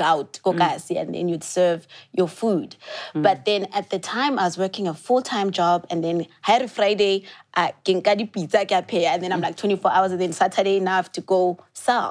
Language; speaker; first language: English; non-native, local second language; Southern Sotho